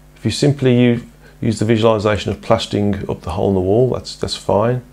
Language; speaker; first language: English; native; English